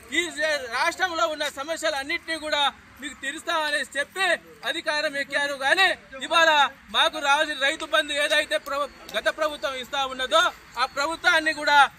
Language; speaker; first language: Telugu; non-native, local second language; Lambadi